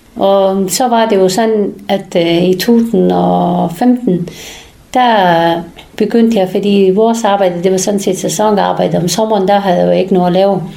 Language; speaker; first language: Danish; non-native, fluent; Persian